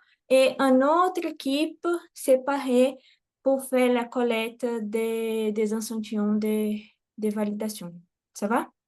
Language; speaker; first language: French; non-native, fluent; Portuguese